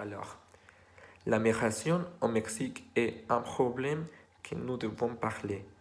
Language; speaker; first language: French; non-native, learner; Spanish